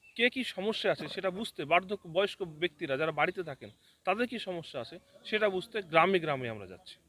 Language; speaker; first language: Bangla; native; Bangla